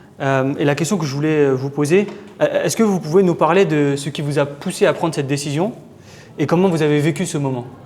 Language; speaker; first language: French; native; French